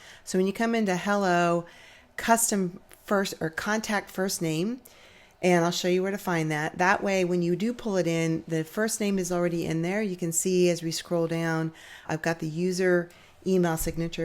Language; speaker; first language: English; native; English